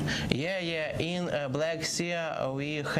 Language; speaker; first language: English; non-native, learner; Ukrainian